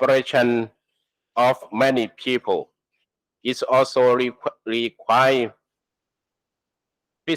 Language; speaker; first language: English; non-native, learner; Thai